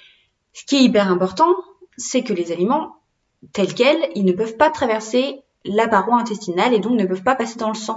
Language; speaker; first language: French; native; French